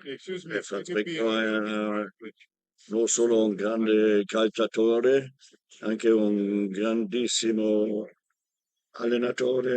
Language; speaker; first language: Italian; non-native, learner; German